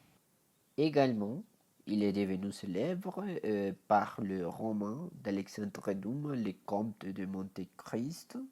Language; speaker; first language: French; non-native, learner; Spanish